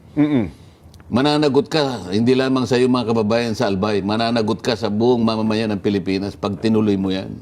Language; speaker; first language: Filipino; native; Filipino